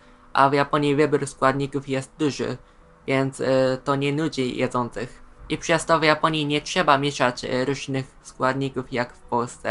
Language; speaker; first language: Polish; non-native, fluent; Japanese